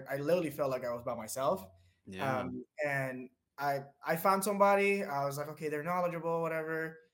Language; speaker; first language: English; early bilingual, other home language; Spanish